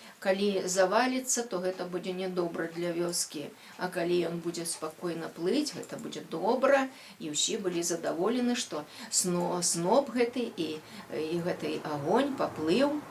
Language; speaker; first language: Belarusian; native; Belarusian